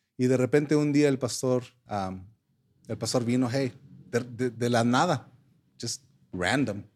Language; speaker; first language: Spanish; early bilingual, heritage; Spanish